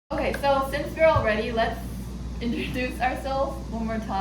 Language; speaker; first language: English; non-native, fluent; Korean